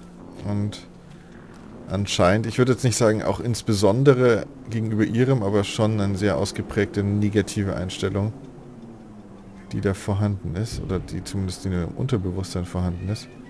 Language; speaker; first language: German; native; German